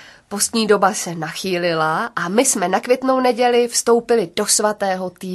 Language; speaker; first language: Czech; native; Czech